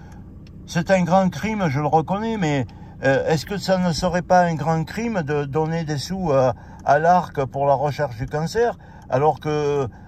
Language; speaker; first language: French; native; French